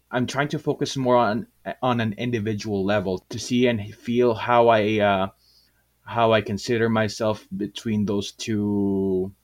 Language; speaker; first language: English; non-native, local second language; Filipino